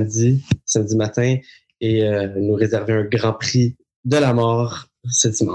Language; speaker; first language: French; native; French